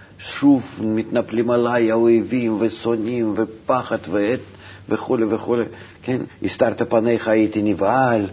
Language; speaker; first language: Hebrew; non-native, fluent; Russian